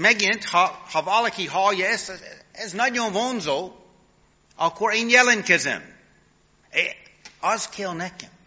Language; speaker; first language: Hungarian; non-native, fluent; English